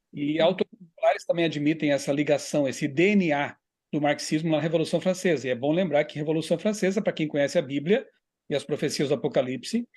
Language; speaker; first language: Portuguese; native; Portuguese